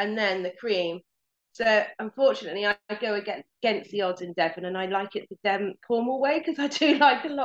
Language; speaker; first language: English; native; English